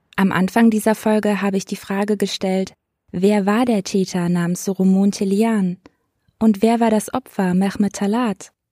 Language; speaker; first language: German; native; German